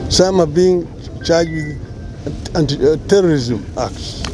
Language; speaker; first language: English; non-native, local second language; Swahili